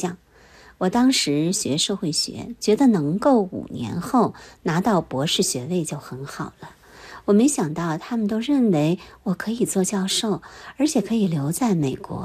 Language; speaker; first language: Chinese; native; Chinese